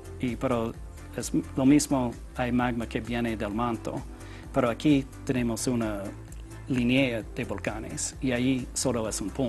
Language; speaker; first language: Spanish; non-native, learner; English